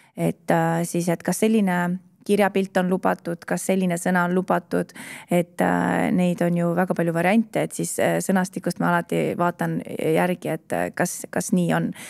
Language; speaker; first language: Estonian; native; Estonian